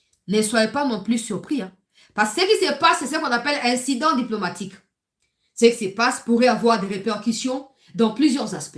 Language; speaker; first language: French; non-native, local second language; Lingala